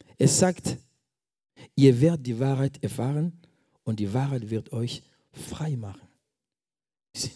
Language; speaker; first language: German; non-native, fluent; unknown